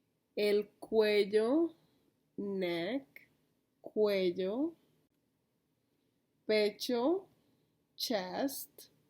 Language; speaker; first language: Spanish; early bilingual, heritage; Spanish